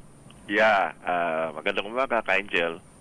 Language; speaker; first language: Filipino; native; Filipino